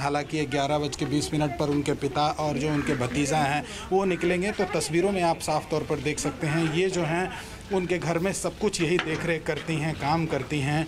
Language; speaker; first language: Hindi; native; Hindi